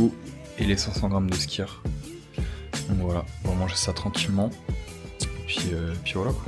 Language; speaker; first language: French; native; French